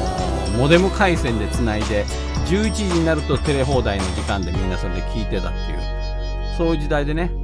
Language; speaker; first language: Japanese; native; Japanese